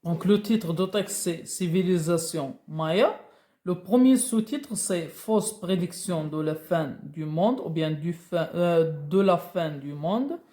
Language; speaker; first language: French; non-native, local second language; Arabic